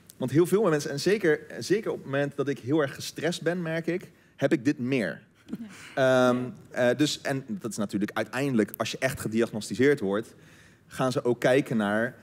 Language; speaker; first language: Dutch; native; Dutch